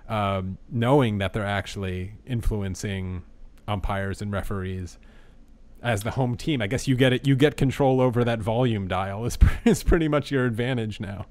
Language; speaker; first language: English; native; English